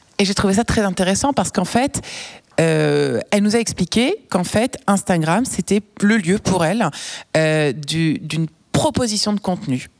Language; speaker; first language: French; native; French